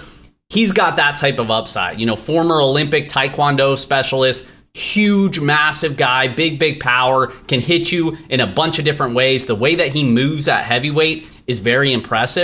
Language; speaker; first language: English; native; English